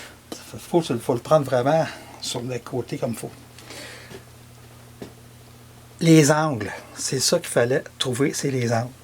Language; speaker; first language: French; native; French